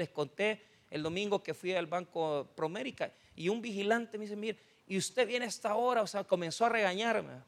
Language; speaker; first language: Spanish; native; Spanish